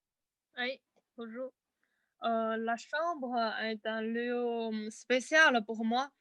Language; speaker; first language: French; non-native, learner; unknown